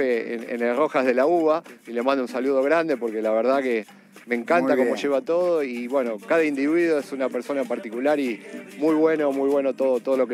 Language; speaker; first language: Spanish; native; Spanish